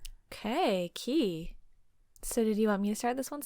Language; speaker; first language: English; native; English